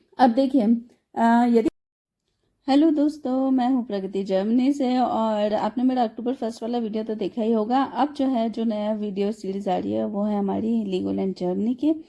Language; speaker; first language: Hindi; native; Hindi